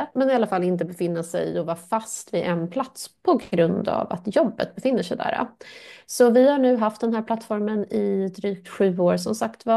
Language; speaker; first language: Swedish; native; Swedish